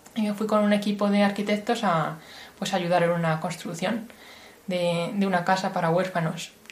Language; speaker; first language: Spanish; native; Spanish